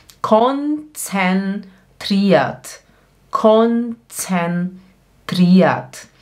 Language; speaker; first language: German; non-native, fluent; Portuguese